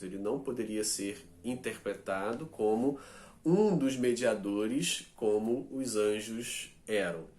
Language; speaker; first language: Portuguese; native; Portuguese